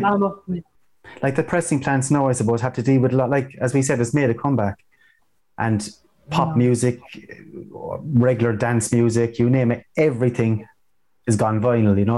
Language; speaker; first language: English; native; English